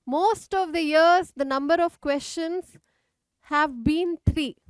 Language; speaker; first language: English; non-native, local second language; Kannada